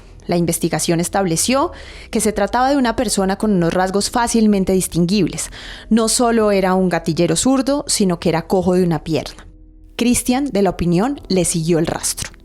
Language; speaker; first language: Spanish; native; Spanish